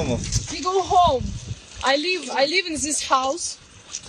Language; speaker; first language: English; non-native, learner; Russian